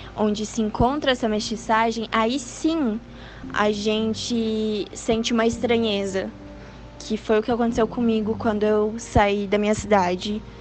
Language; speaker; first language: Portuguese; early bilingual, heritage; Spanish